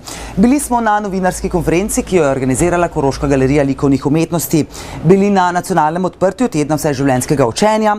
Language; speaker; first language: Slovenian; native; Slovenian